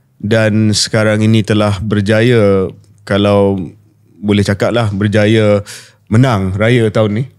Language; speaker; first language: Malay; native; Malay